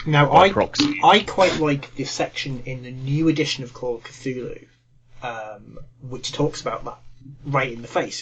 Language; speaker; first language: English; native; English